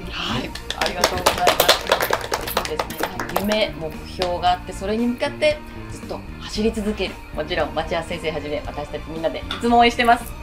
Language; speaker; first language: Japanese; native; Japanese